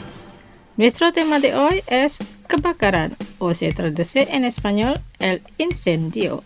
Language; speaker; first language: Spanish; non-native, fluent; Indonesian